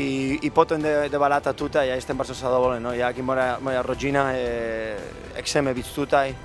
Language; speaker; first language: Polish; non-native, learner; Spanish